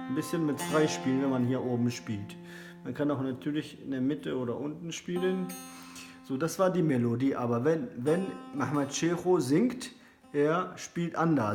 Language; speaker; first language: German; non-native, fluent; Kurdish